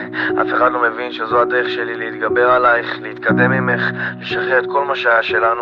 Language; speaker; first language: Hebrew; native; Hebrew